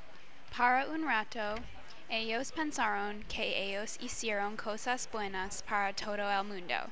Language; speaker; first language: Spanish; non-native, learner; English